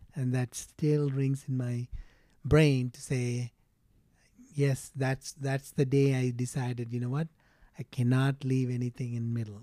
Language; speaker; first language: English; non-native, local second language; Telugu